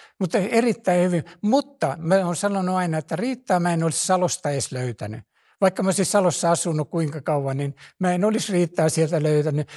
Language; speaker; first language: Finnish; native; Finnish